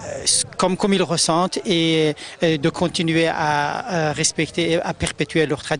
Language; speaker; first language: French; native; French